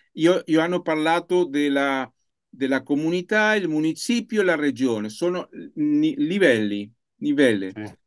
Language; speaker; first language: Italian; non-native, learner; Spanish